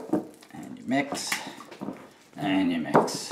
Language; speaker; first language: English; native; English